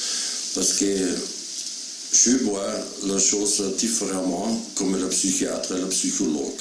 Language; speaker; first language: French; non-native, learner; German